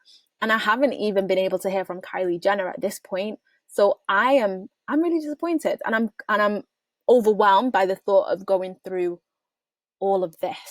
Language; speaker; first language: English; native; English